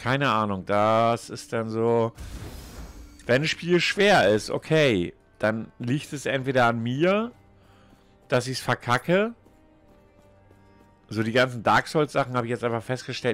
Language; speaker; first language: German; native; German